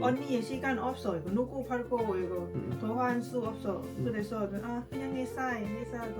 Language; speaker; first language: Korean; non-native, learner; Lao